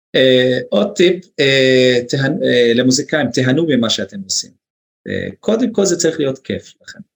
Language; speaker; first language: Hebrew; non-native, local second language; Arabic